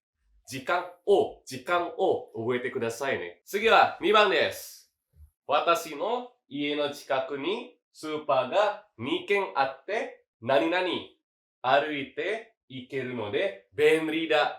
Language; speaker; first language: Japanese; non-native, fluent; Indonesian